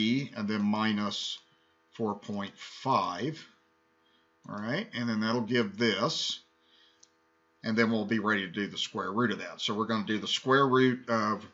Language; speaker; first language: English; native; English